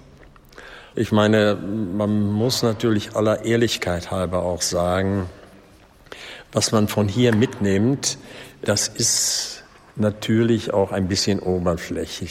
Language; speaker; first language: German; native; German